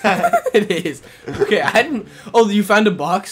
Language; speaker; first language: English; native; English